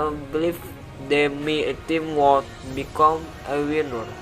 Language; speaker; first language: English; non-native, learner; Indonesian